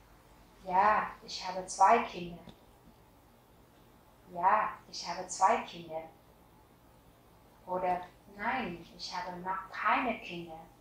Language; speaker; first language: German; non-native, fluent; Vietnamese